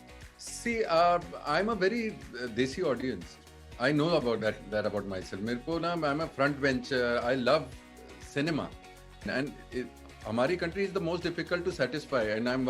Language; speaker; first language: English; non-native, local second language; Hindi